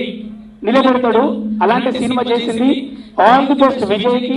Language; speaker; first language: Telugu; native; Telugu